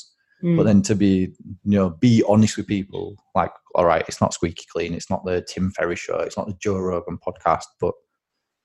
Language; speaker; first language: English; native; English